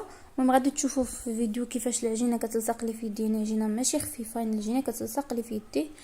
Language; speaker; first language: Arabic; native; Arabic